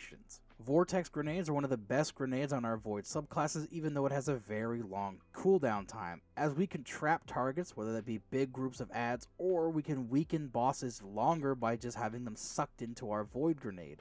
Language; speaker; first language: English; native; English